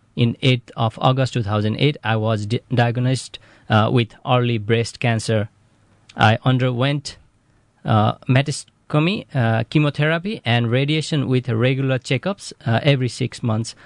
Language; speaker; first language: English; non-native, fluent; Nepali